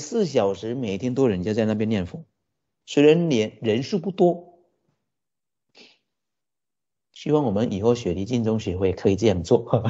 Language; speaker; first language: Chinese; native; Chinese